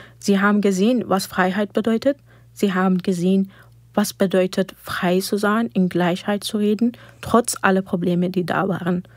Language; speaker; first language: German; non-native, fluent; Persian